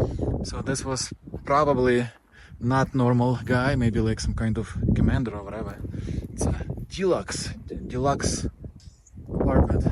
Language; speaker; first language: English; non-native, fluent; Russian